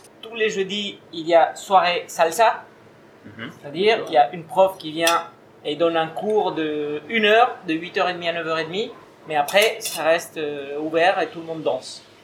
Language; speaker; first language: French; non-native, fluent; Spanish